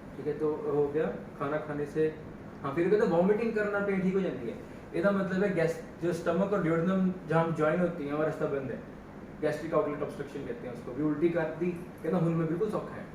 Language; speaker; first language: Hindi; non-native, local second language; Punjabi